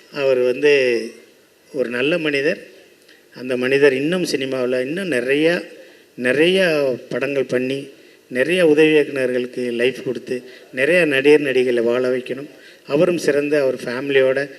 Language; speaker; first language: Tamil; native; Tamil